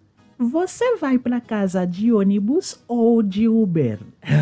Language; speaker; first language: Portuguese; non-native, fluent; Haitian Creole